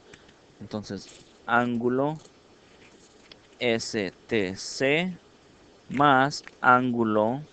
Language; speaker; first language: Spanish; early bilingual, heritage; Spanish